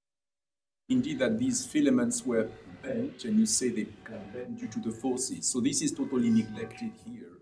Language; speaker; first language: English; non-native, fluent; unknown